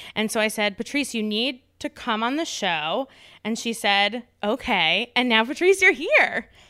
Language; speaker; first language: English; native; English